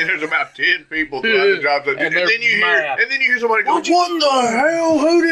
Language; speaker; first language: English; native; English